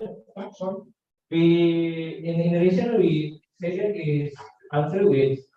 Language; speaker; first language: English; non-native, learner; Indonesian